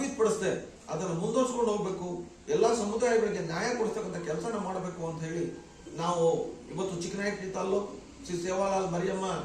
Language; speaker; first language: Kannada; non-native, local second language; Lambadi